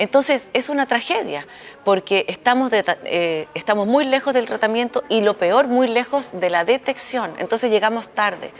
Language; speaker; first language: Spanish; native; Spanish